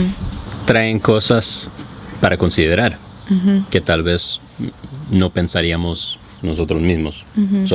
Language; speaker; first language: Spanish; non-native, fluent; English